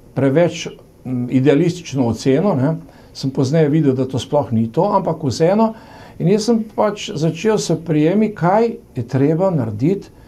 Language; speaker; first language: Slovenian; native; Slovenian